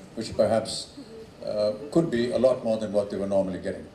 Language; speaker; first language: English; non-native, local second language; Hindi